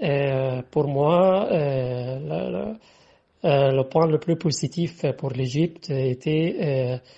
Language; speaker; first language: French; non-native, fluent; Arabic